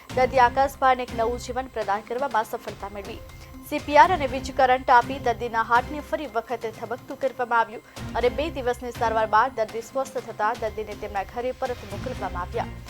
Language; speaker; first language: Gujarati; native; Gujarati